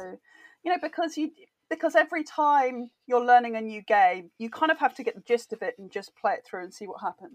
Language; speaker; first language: English; native; English